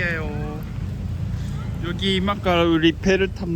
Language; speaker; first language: Korean; non-native, learner; Japanese